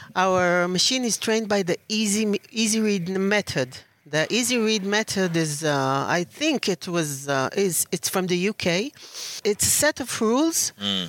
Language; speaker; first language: English; non-native, learner; Hebrew